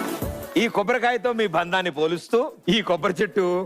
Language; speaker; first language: Telugu; native; Telugu